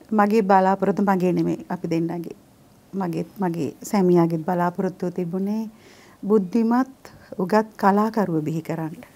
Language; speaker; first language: Sinhala; native; Sinhala